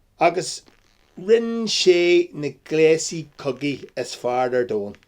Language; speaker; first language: Irish; non-native, local second language; English